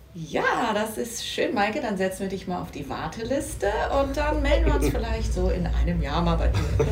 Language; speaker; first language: German; native; German